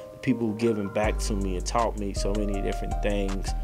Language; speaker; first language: English; native; English